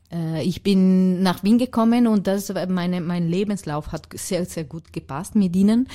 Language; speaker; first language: German; non-native, learner; Italian